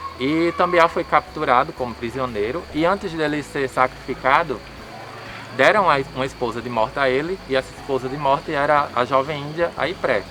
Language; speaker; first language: Portuguese; native; Portuguese